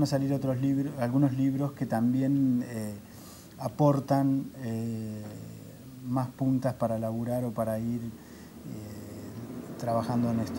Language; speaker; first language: Spanish; native; Spanish